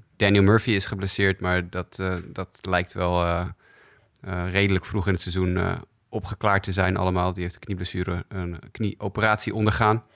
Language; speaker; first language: Dutch; native; Dutch